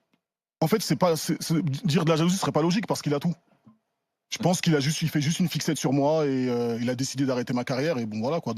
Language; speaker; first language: French; native; French